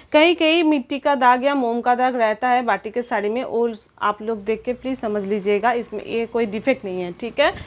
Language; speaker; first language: Hindi; non-native, local second language; Bangla